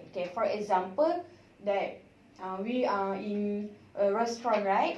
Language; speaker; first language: English; non-native, learner; Malay